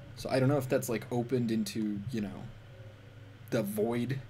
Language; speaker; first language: English; native; English